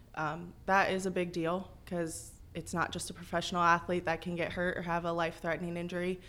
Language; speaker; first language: English; native; English